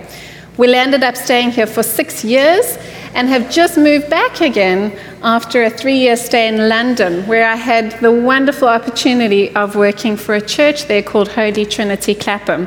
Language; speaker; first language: English; native; English